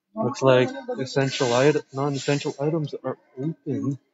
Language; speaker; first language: English; native; English